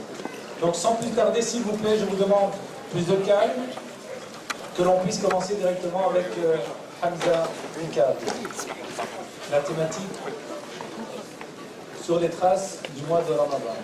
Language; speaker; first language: French; native; French